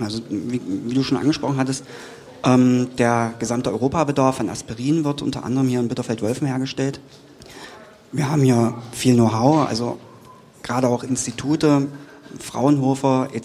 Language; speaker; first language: German; native; German